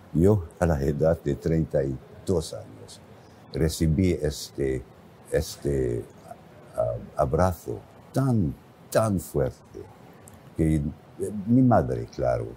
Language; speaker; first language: Spanish; non-native, fluent; English